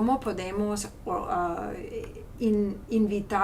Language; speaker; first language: Spanish; non-native, fluent; English